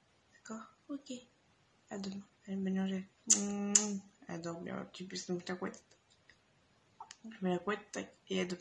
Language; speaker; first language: French; native; French